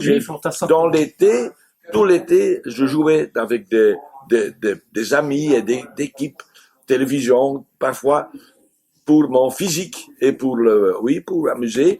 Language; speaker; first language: French; non-native, fluent; Dutch